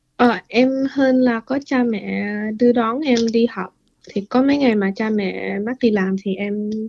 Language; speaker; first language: Vietnamese; early bilingual, heritage; English